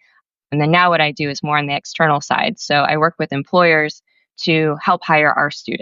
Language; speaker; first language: English; native; English